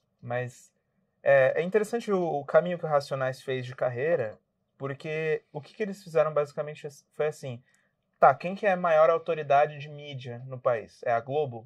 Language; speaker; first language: Portuguese; native; Portuguese